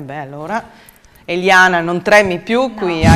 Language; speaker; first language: Italian; native; Italian